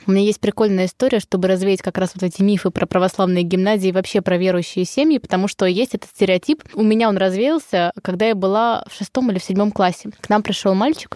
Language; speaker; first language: Russian; native; Russian